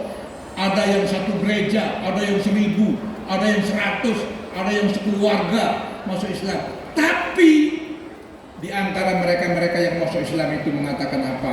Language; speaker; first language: Indonesian; non-native, local second language; Sasak